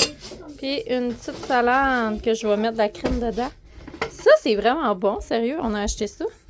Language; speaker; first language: French; native; French